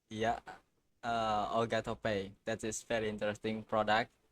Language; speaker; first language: English; non-native, learner; Indonesian